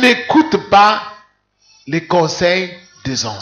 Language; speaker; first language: French; non-native, local second language; Lingala